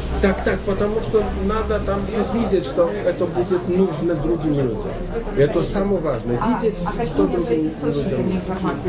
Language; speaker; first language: Russian; non-native, learner; Polish